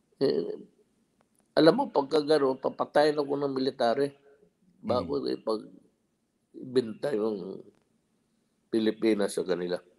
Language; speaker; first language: Filipino; non-native, local second language; Cebuano